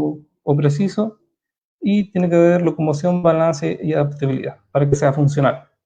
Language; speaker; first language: Spanish; native; Spanish